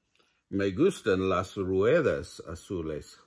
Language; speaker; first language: Spanish; non-native, learner; English